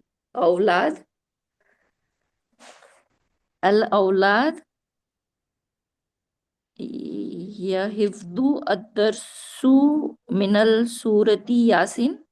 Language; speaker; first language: Arabic; non-native, learner; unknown